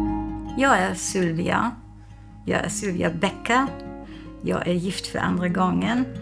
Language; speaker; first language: Swedish; non-native, fluent; German